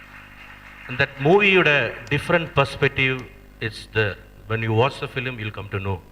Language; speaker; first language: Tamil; non-native, learner; Malayalam